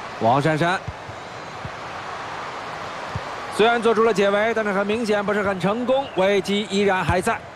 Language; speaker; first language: Chinese; native; Chinese